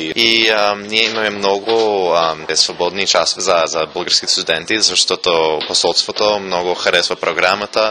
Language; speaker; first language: Bulgarian; non-native, fluent; English